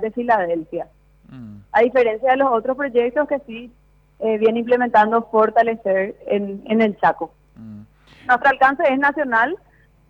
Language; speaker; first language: Spanish; native; Spanish